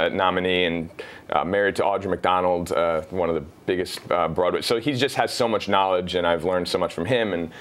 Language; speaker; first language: English; native; English